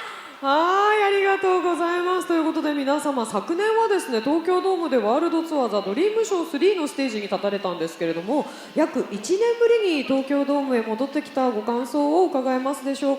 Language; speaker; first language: Japanese; native; Japanese